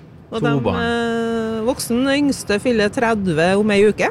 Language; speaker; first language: Norwegian; native; Norwegian